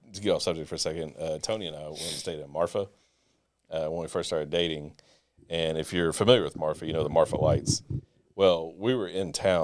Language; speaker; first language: English; native; English